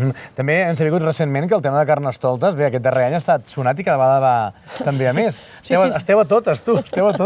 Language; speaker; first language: Catalan; native; Catalan